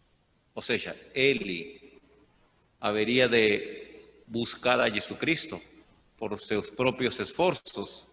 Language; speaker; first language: Portuguese; non-native, fluent; Spanish